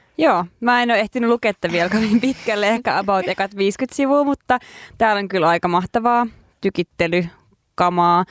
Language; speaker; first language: Finnish; native; Finnish